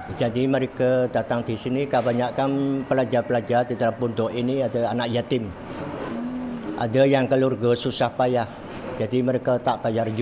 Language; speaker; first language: Indonesian; non-native, fluent; Western Cham